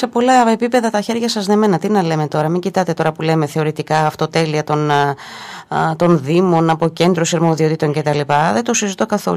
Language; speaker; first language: Greek; native; Greek